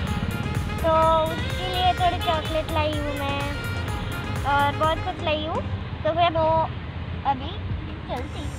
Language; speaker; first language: Hindi; non-native, local second language; Gujarati